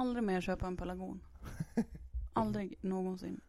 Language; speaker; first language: Swedish; native; Swedish